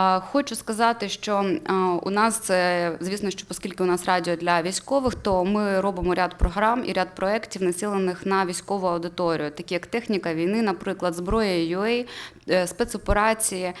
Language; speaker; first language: Ukrainian; native; Ukrainian